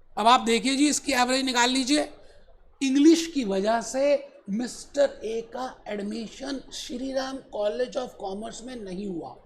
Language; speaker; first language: Hindi; native; Hindi